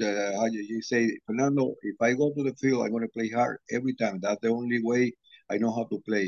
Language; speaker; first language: English; non-native, fluent; Spanish